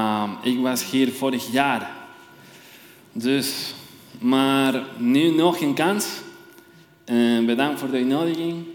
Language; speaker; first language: Dutch; non-native, fluent; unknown